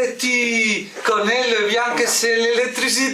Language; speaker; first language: French; non-native, learner; Spanish